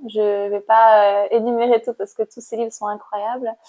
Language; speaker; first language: French; non-native, fluent; Khmer